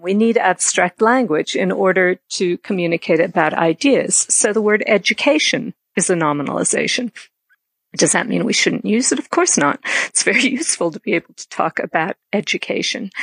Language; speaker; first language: English; native; English